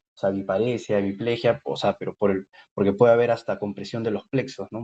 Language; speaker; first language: Spanish; native; Spanish